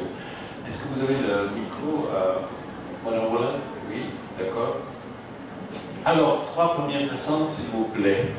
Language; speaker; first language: French; non-native, fluent; Indonesian